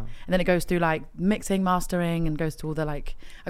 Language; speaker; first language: English; native; English